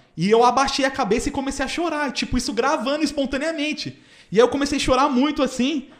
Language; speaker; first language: Portuguese; native; Portuguese